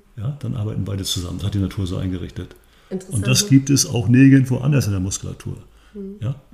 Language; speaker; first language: German; native; German